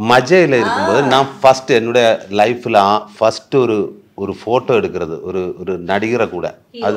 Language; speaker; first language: Tamil; non-native, learner; Malayalam